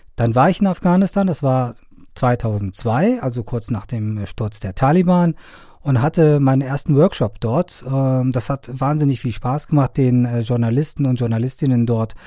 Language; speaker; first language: German; non-native, fluent; Persian